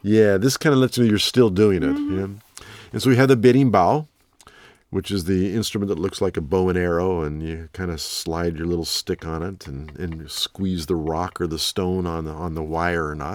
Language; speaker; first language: English; native; English